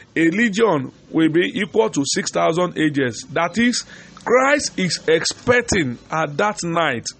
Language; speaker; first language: English; non-native, local second language; Yoruba